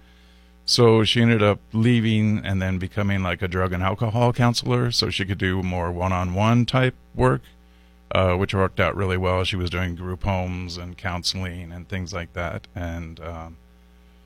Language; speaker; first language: English; native; English